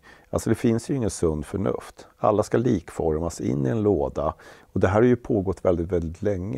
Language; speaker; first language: Swedish; native; Swedish